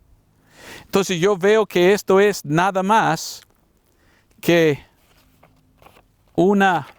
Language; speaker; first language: Spanish; non-native, learner; English